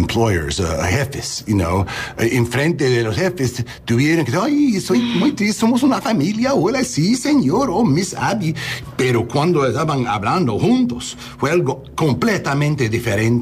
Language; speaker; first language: Spanish; non-native, learner; English